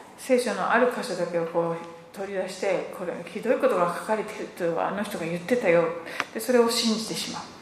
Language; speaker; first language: Japanese; native; Japanese